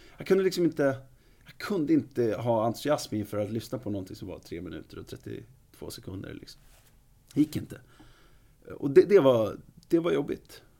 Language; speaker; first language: Swedish; native; Swedish